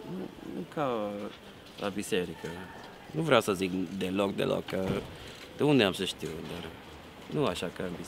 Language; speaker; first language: Romanian; non-native, learner; English